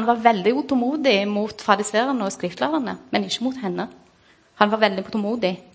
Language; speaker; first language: Norwegian; non-native, fluent; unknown